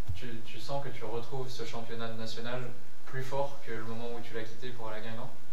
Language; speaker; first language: French; native; French